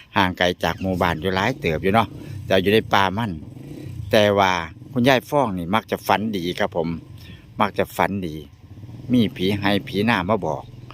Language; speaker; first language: Thai; native; Thai